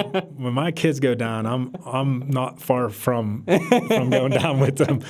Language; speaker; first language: English; native; English